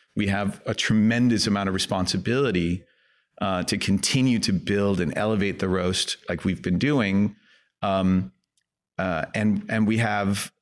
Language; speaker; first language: English; non-native, fluent; Danish